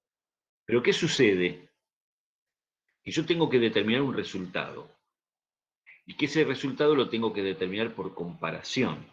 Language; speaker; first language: Spanish; native; Spanish